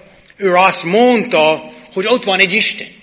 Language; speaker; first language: Hungarian; non-native, learner; English